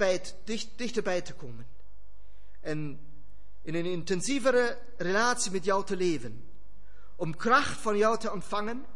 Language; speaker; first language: Dutch; non-native, fluent; German